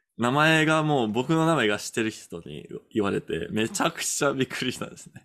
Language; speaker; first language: Japanese; non-native, fluent; English